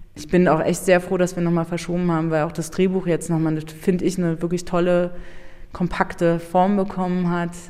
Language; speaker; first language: German; native; German